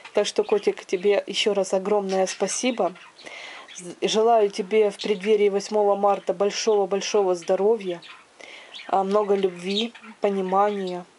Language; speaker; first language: Russian; non-native, local second language; Ukrainian